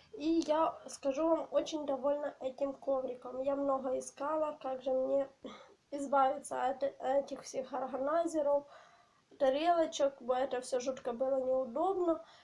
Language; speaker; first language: Russian; non-native, local second language; Ukrainian